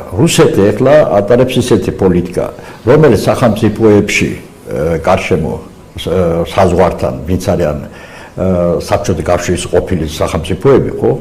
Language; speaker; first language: Georgian; non-native, local second language; Azerbaijani